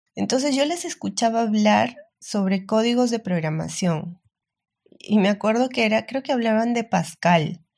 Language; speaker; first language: Spanish; native; Spanish